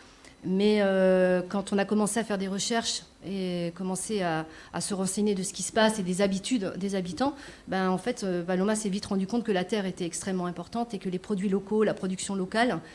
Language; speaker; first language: French; native; French